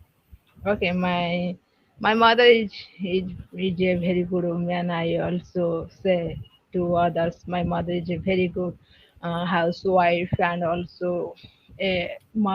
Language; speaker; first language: English; non-native, learner; Odia